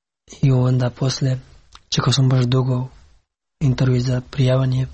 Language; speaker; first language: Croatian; non-native, learner; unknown